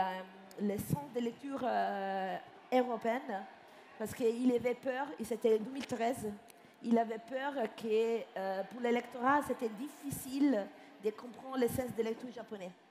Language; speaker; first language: French; non-native, fluent; Italian